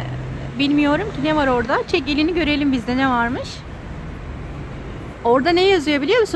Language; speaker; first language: Turkish; native; Turkish